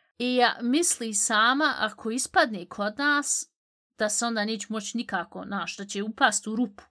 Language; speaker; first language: Bosnian; early bilingual, heritage; Bosnian